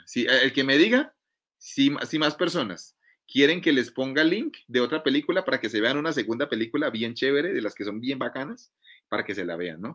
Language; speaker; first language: Spanish; native; Spanish